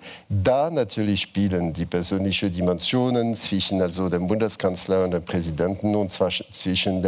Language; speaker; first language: German; non-native, fluent; French